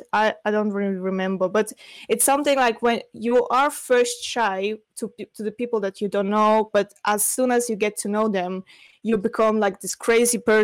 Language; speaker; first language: English; non-native, fluent; Russian